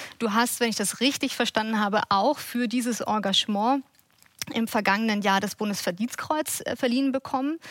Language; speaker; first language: German; native; German